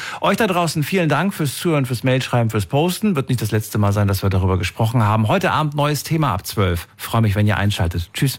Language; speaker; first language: German; native; German